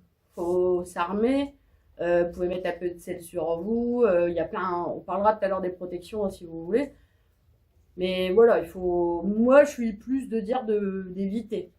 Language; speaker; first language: French; native; French